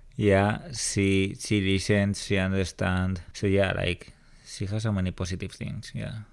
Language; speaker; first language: English; non-native, fluent; Spanish